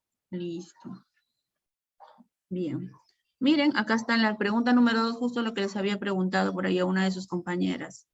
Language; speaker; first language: Spanish; native; Spanish